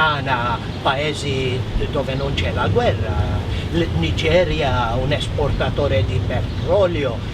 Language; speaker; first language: Italian; non-native, fluent; Maltese